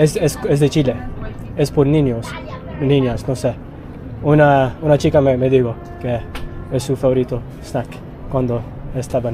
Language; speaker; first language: Spanish; non-native, learner; English